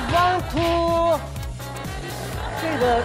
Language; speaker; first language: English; non-native, learner; Chinese